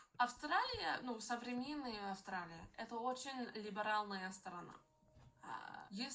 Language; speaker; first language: Russian; non-native, fluent; English